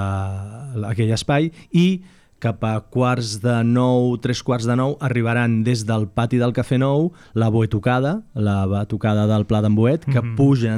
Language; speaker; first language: Catalan; native; Catalan